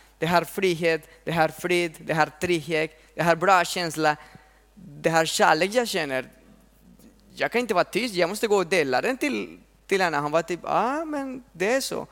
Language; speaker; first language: Swedish; non-native, fluent; Spanish